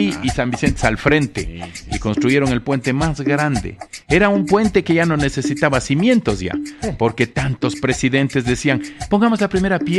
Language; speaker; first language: Spanish; native; Spanish